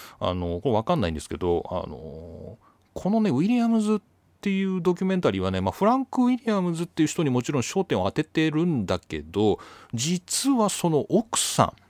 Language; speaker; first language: Japanese; native; Japanese